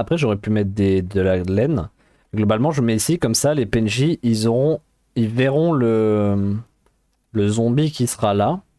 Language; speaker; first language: French; native; French